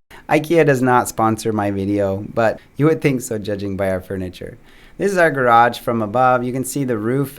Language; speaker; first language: English; native; English